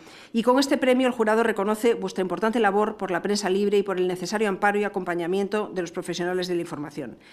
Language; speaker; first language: Spanish; native; Spanish